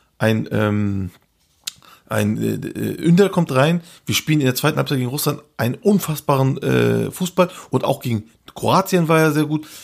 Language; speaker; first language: German; early bilingual, other home language; Turkish